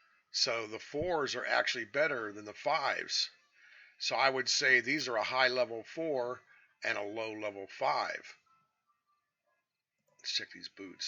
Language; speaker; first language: English; native; English